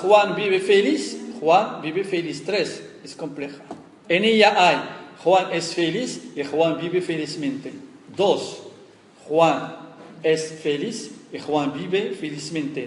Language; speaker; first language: Spanish; non-native, fluent; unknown